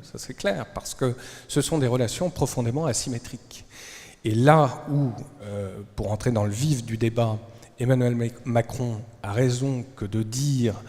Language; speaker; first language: French; native; French